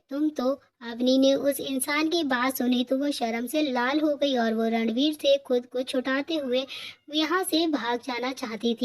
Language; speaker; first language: Hindi; native; Hindi